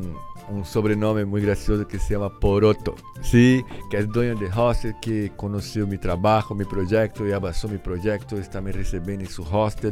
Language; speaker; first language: Spanish; non-native, learner; Portuguese